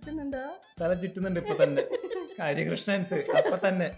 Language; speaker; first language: Malayalam; native; Malayalam